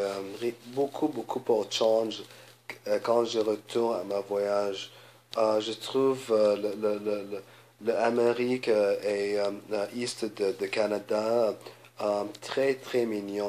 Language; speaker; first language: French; non-native, learner; English